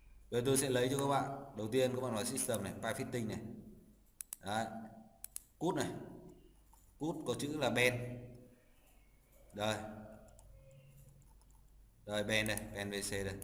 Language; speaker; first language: Vietnamese; native; Vietnamese